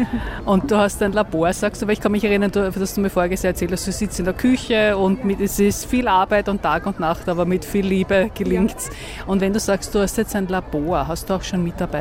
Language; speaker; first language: German; native; German